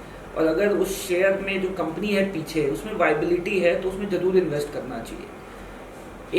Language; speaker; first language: Hindi; native; Hindi